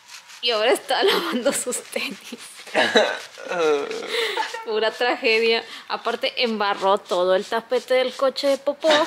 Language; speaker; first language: Spanish; native; Spanish